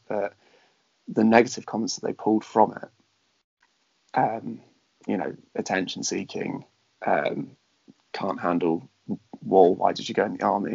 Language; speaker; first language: English; native; English